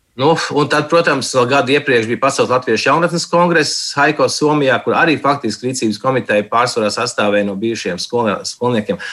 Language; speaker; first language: Latvian; early bilingual, heritage; Latvian